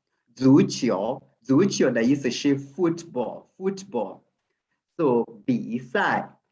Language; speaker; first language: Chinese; non-native, fluent; Swahili